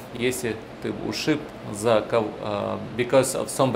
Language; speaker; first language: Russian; early bilingual, heritage; Russian